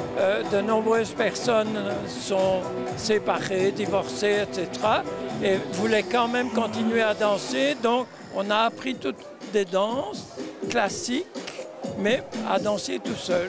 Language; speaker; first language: French; native; French